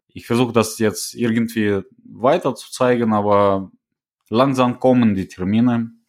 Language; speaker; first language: German; non-native, fluent; Russian